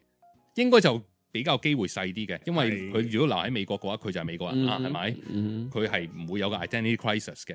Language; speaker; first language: Cantonese; early bilingual, heritage; Cantonese